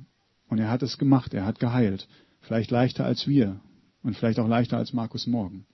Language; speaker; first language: German; native; German